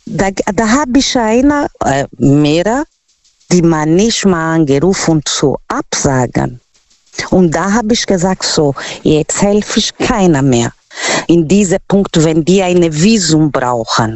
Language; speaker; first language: German; non-native, fluent; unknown